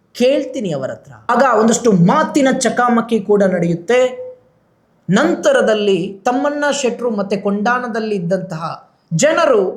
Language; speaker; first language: Kannada; non-native, local second language; Tulu